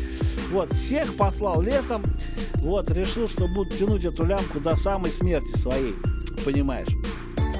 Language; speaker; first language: Russian; native; Russian